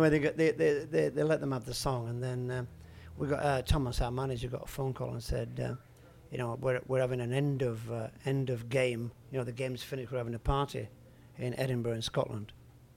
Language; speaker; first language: English; native; English